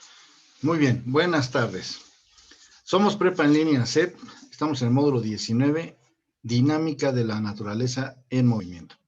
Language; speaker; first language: Spanish; native; Spanish